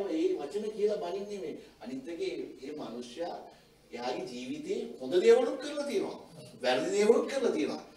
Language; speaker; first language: Sinhala; non-native, local second language; Tamil